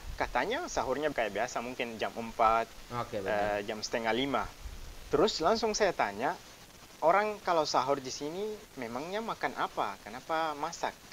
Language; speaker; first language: Indonesian; non-native, fluent; Arabic